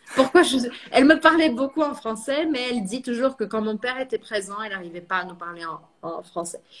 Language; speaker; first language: French; early bilingual, heritage; French